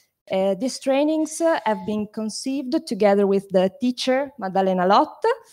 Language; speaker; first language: English; non-native, fluent; Italian